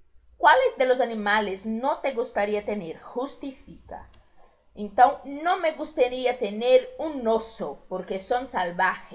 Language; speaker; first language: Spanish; non-native, fluent; Portuguese